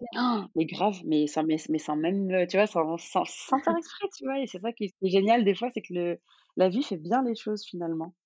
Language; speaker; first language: French; non-native, local second language; Arabic